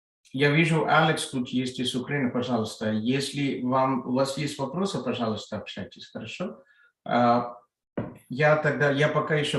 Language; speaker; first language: Russian; non-native, fluent; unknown